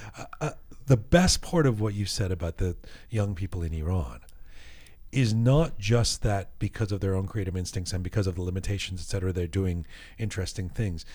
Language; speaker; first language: English; early bilingual, other home language; Persian